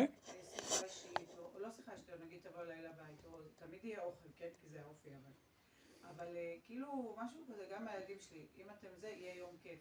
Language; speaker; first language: Hebrew; native; Hebrew